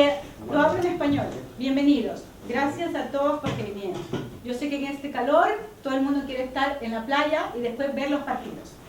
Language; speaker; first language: Spanish; early bilingual, heritage; Spanish